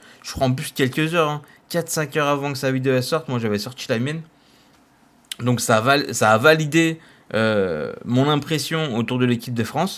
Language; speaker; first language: French; native; French